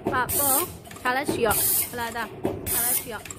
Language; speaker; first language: Turkish; non-native, learner; Chinese